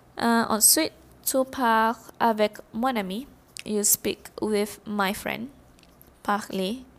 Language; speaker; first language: French; non-native, fluent; Malay